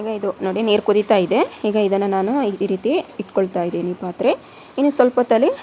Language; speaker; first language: Kannada; non-native, local second language; Kodava